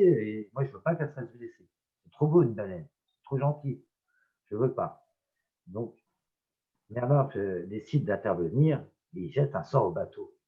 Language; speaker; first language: French; native; French